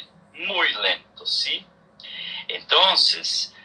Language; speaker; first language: Spanish; non-native, learner; Portuguese